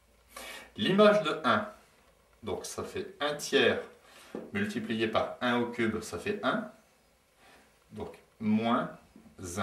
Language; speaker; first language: French; native; French